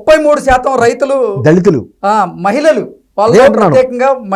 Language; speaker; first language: Telugu; native; Telugu